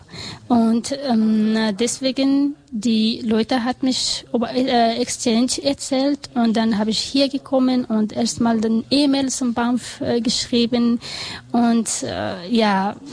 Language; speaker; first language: German; non-native, learner; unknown